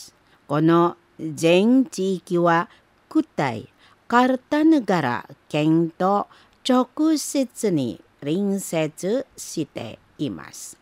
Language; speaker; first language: Japanese; non-native, learner; Indonesian